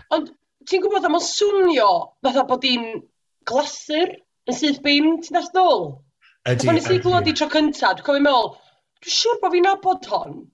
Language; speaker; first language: Welsh; native; Welsh